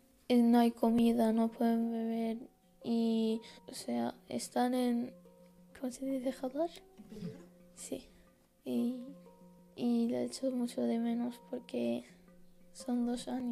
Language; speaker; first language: Spanish; non-native, learner; Arabic